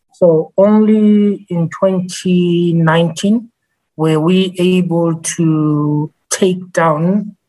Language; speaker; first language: English; non-native, local second language; Tswana